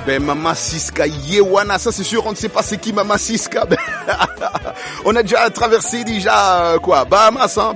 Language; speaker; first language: French; non-native, local second language; Lingala